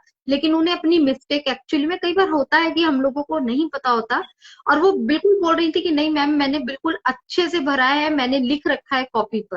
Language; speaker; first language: Hindi; native; Hindi